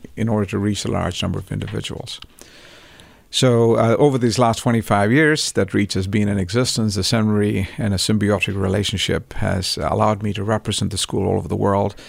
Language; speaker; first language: English; non-native, local second language; Tamil